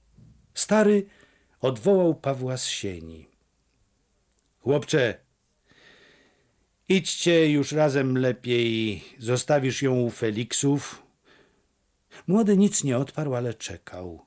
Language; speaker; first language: Polish; native; Polish